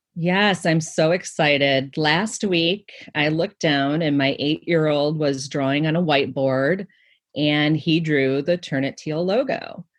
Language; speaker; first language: English; native; English